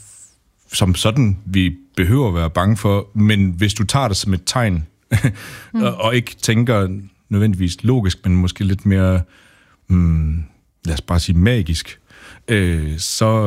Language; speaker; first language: Danish; native; Danish